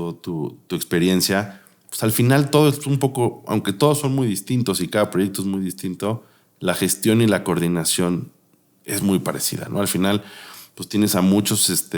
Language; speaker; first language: Spanish; native; Spanish